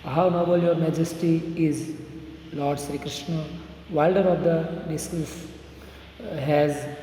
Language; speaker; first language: English; non-native, local second language; Hindi